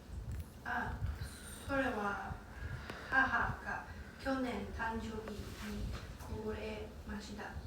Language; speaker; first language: Japanese; non-native, learner; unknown